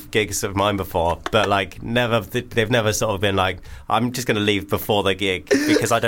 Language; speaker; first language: English; native; English